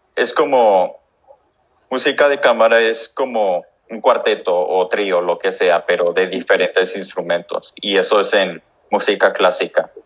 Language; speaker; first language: Spanish; early bilingual, heritage; English